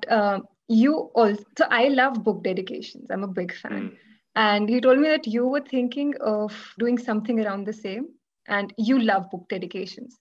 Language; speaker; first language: English; non-native, local second language; Hindi